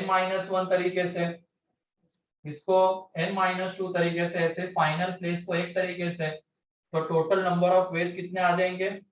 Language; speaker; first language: Hindi; native; Hindi